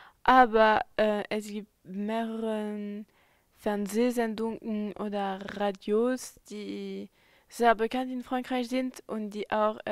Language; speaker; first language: German; non-native, fluent; French